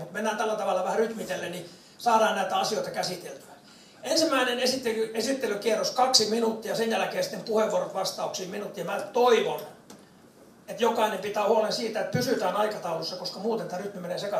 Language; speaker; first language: Finnish; native; Finnish